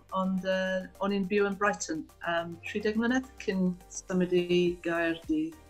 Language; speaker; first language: Welsh; non-native, fluent; English